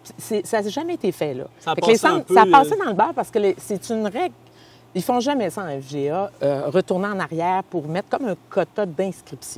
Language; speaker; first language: French; native; French